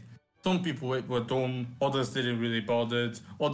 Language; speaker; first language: English; non-native, fluent; Romanian